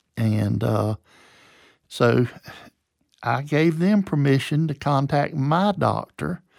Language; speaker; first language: English; native; English